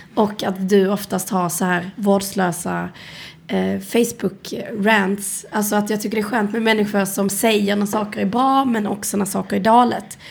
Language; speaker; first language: Swedish; native; Swedish